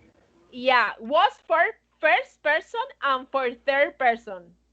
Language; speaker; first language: English; non-native, fluent; Spanish